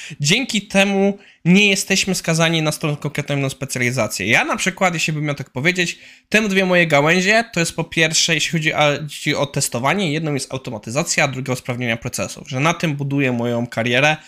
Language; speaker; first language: Polish; native; Polish